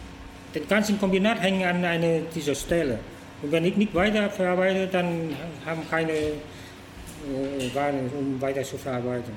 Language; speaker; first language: German; non-native, learner; Vietnamese